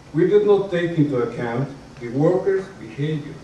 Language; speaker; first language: English; non-native, fluent; Spanish